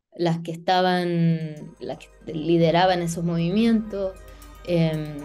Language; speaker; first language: Spanish; native; Spanish